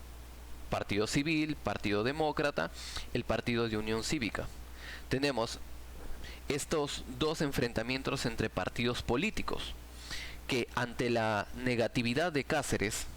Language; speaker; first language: Spanish; native; Spanish